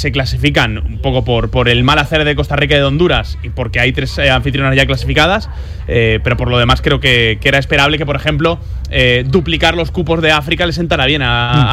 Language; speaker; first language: Spanish; native; Spanish